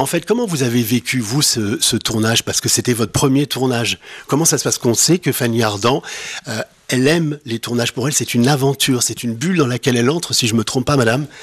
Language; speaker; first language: French; native; French